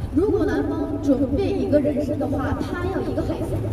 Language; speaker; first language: Chinese; non-native, fluent; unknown